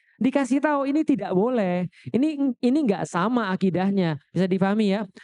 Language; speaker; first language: Indonesian; native; Indonesian